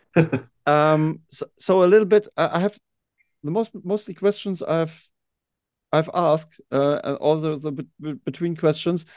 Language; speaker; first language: English; non-native, learner; German